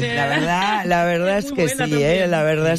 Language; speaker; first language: Spanish; native; Spanish